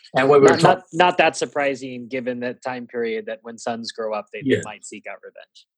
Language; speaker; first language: English; native; English